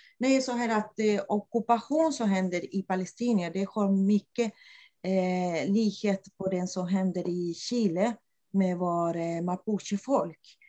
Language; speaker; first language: Swedish; non-native, fluent; Spanish